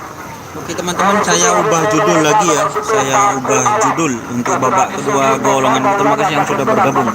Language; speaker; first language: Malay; non-native, local second language; Madurese